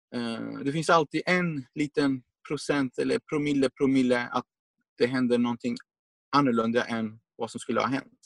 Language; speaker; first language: Swedish; non-native, fluent; Arabic